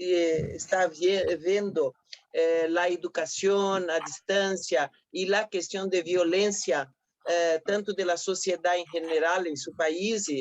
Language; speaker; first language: Spanish; non-native, fluent; Portuguese